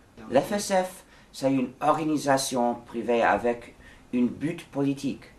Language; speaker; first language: French; non-native, fluent; English